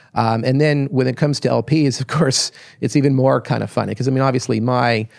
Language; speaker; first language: English; native; English